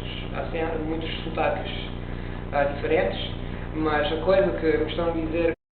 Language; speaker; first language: Portuguese; non-native, learner; Italian